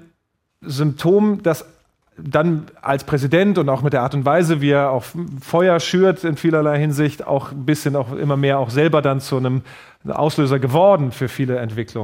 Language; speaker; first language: German; native; German